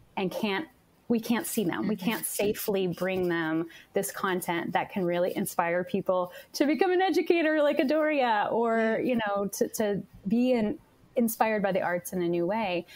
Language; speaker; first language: English; native; English